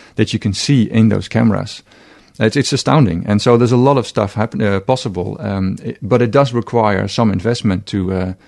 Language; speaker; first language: English; non-native, fluent; Dutch